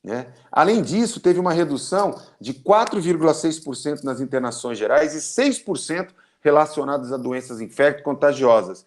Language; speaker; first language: Portuguese; native; Portuguese